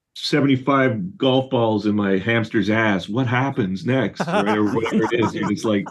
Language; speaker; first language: English; native; English